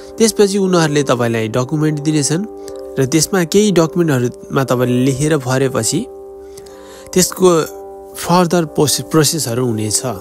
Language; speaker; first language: Nepali; native; Nepali